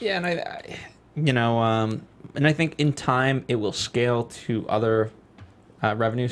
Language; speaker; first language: English; native; English